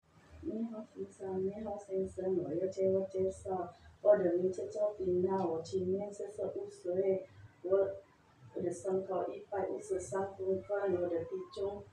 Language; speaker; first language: Chinese; non-native, learner; Javanese